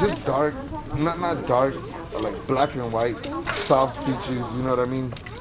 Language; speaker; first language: English; early bilingual, other home language; Spanish